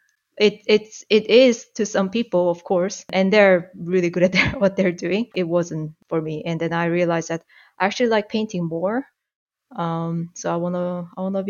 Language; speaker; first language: English; non-native, fluent; Korean